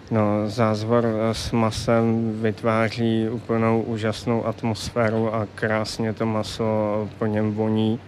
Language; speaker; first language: Czech; native; Czech